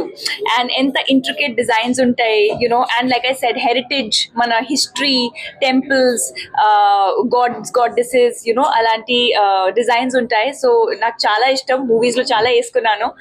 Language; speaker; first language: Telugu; non-native, fluent; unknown